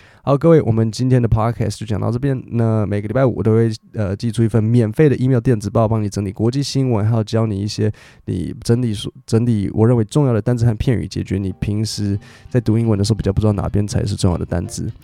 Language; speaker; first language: Chinese; native; Chinese